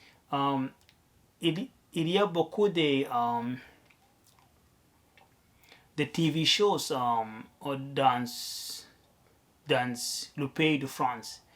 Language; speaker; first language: French; non-native, learner; Arabic